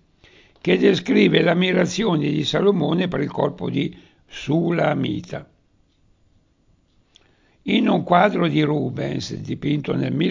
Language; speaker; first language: Italian; native; Italian